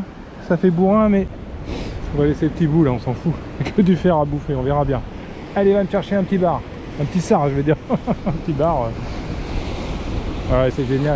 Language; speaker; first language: French; native; French